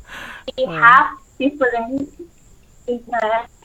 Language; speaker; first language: English; non-native, learner; Thai